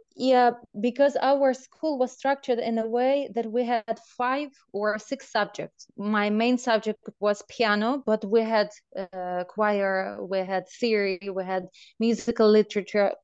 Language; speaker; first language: English; non-native, fluent; Russian